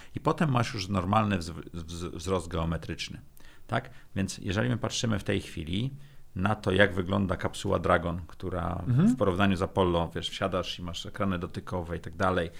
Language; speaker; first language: Polish; native; Polish